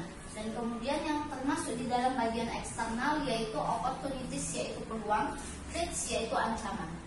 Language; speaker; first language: Indonesian; native; Indonesian